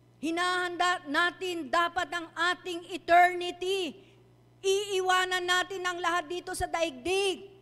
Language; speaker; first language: Filipino; non-native, local second language; Chavacano